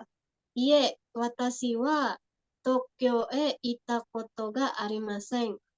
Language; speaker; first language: Japanese; non-native, learner; Indonesian